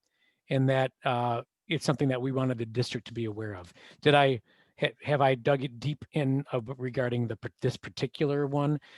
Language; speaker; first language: English; native; English